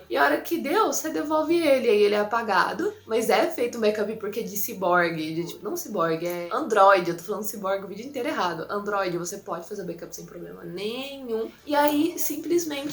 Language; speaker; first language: Portuguese; native; Portuguese